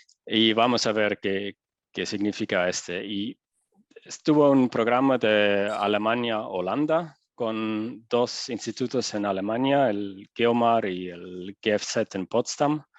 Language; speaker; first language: Spanish; non-native, fluent; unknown